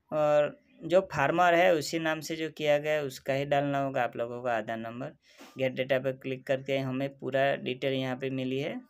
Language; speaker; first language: Hindi; non-native, local second language; Gujarati